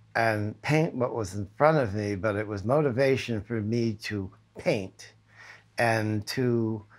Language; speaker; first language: English; native; English